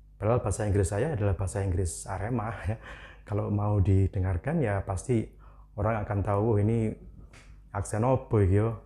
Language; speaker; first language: Indonesian; non-native, local second language; Javanese